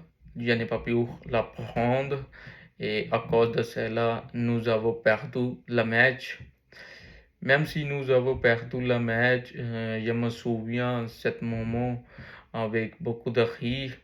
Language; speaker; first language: French; non-native, learner; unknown